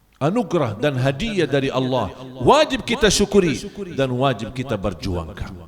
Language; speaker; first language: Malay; non-native, fluent; Arabic